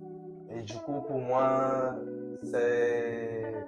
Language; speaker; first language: French; non-native, local second language; Comorian